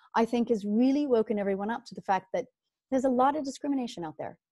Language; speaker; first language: English; native; English